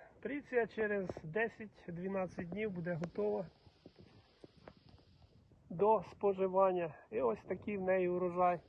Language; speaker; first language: Ukrainian; native; Ukrainian